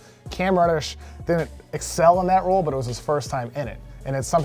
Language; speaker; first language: English; native; English